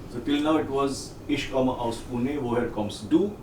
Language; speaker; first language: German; non-native, fluent; Marathi